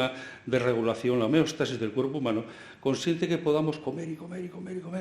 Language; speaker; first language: Spanish; native; Spanish